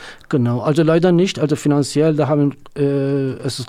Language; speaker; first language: German; non-native, learner; Kurdish